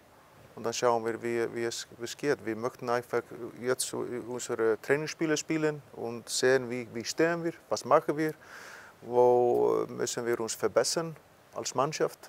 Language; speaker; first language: German; non-native, fluent; Icelandic